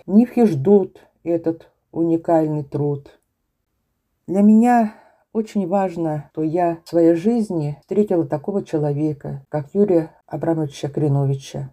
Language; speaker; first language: Russian; non-native, local second language; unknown